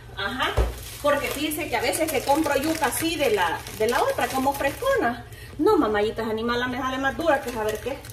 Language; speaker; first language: Spanish; native; Spanish